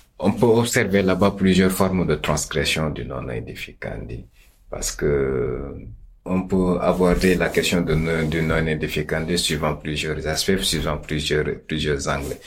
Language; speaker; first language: French; non-native, local second language; Wolof